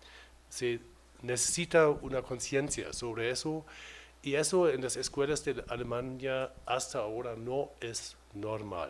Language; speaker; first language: Spanish; non-native, fluent; German